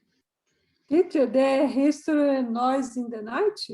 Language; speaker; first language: English; non-native, learner; Portuguese